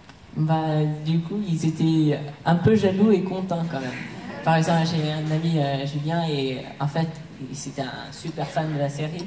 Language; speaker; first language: French; early bilingual, heritage; English